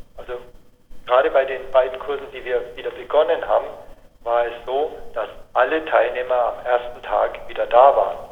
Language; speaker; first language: German; native; German